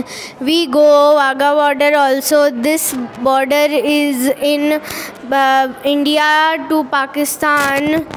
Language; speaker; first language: English; non-native, learner; Hindi